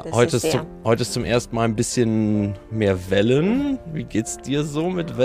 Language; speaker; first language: German; native; German